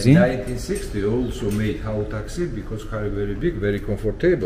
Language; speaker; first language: English; non-native, learner; Georgian